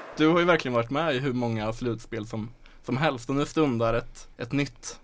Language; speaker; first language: Swedish; native; Swedish